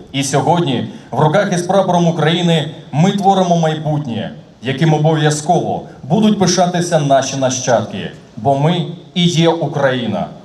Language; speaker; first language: Ukrainian; native; Ukrainian